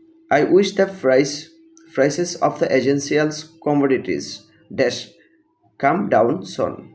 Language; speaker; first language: English; non-native, local second language; Bangla